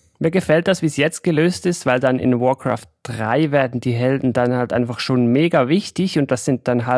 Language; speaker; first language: German; native; German